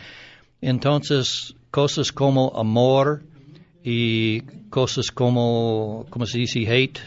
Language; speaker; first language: Spanish; non-native, learner; English